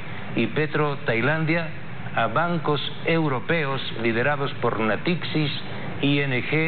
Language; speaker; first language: Spanish; native; Spanish